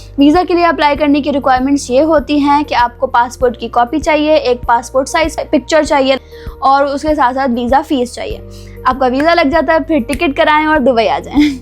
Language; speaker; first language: Urdu; native; Urdu